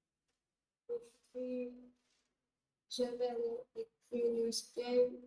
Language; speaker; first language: French; non-native, learner; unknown